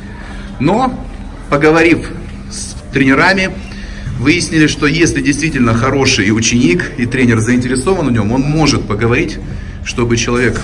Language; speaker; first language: Russian; native; Russian